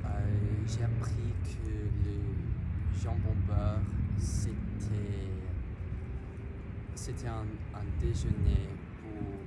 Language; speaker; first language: French; non-native, learner; English